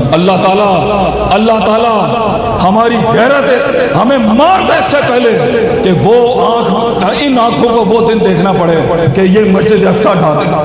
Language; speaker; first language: Urdu; native; Urdu